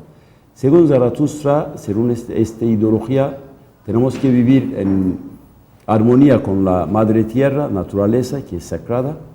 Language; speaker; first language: Spanish; non-native, local second language; Kurdish